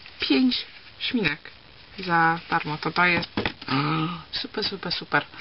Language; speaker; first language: Polish; early bilingual, heritage; Polish